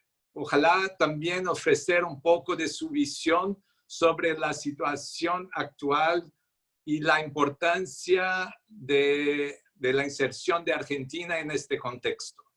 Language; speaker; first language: Spanish; non-native, fluent; Portuguese